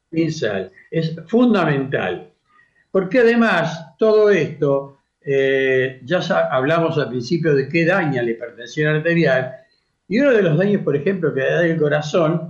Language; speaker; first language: Spanish; native; Spanish